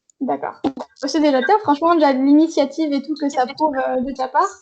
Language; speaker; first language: French; native; French